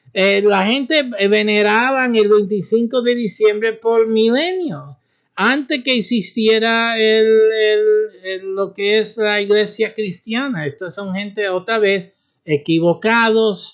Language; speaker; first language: Spanish; early bilingual, heritage; Spanish